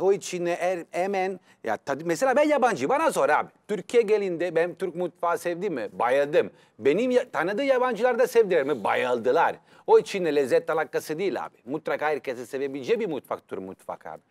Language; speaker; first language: Turkish; non-native, fluent; Italian